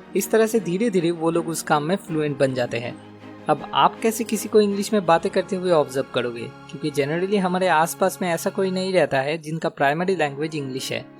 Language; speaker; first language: Hindi; native; Hindi